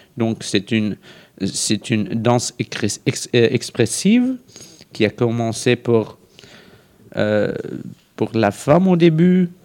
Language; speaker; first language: French; non-native, local second language; Arabic